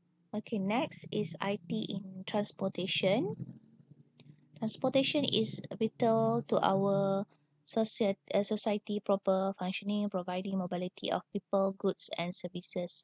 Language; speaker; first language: English; non-native, local second language; Malay